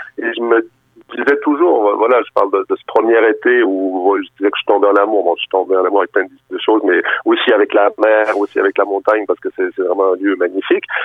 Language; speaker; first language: French; native; French